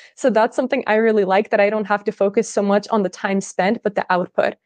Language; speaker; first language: English; early bilingual, other home language; Russian